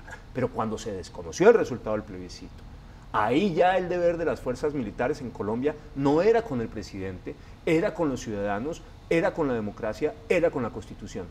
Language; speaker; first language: Spanish; native; Spanish